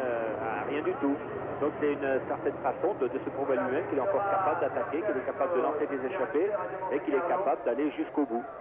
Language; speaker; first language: French; native; French